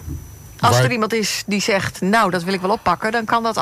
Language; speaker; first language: Dutch; native; Dutch